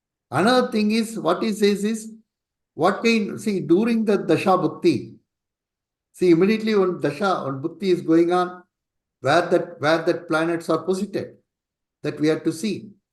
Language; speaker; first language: English; non-native, local second language; Tamil